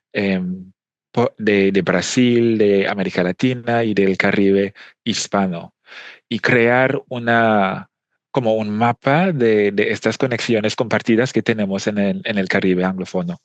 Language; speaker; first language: Spanish; non-native, fluent; English